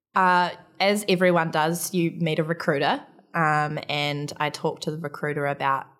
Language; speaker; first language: English; native; English